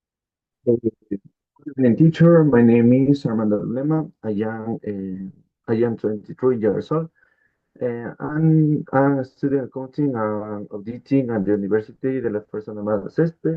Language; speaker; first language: English; non-native, learner; Spanish